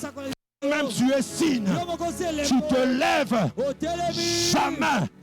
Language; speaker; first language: French; non-native, local second language; Lingala